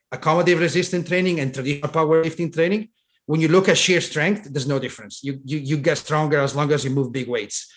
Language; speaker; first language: English; non-native, fluent; Italian